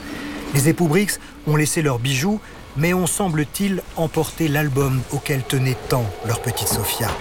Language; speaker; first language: French; native; French